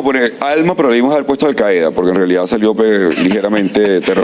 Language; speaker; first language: Spanish; native; Spanish